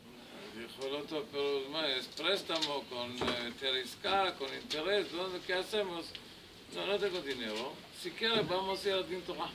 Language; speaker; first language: Spanish; non-native, learner; Hebrew